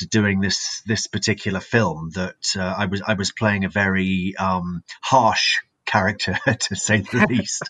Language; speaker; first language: English; native; English